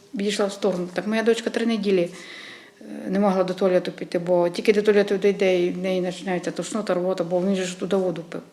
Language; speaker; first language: Ukrainian; native; Ukrainian